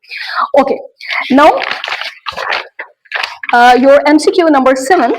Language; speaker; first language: English; non-native, local second language; Urdu